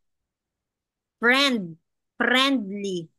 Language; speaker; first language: English; non-native, local second language; Filipino